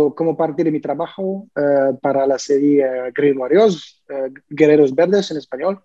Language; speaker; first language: Spanish; non-native, learner; French